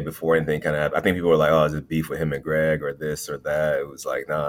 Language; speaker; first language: English; native; English